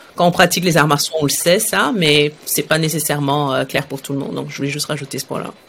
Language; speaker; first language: French; early bilingual, other home language; Arabic